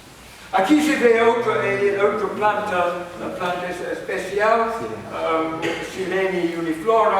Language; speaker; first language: Spanish; non-native, fluent; English